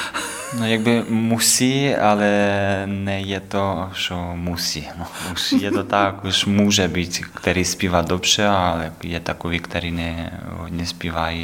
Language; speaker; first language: Czech; non-native, learner; Ukrainian